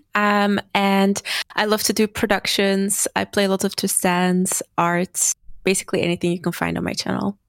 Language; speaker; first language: English; non-native, fluent; Dutch